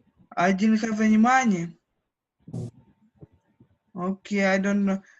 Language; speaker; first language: English; non-native, fluent; Ukrainian